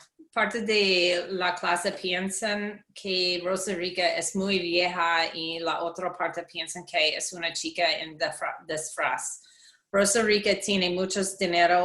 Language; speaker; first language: Spanish; non-native, learner; English